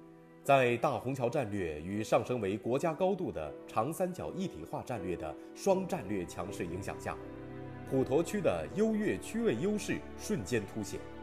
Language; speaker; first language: Chinese; native; Chinese